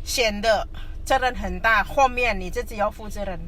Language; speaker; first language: Chinese; non-native, fluent; Indonesian